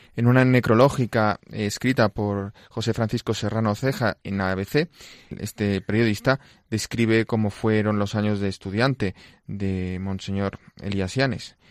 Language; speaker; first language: Spanish; non-native, local second language; Catalan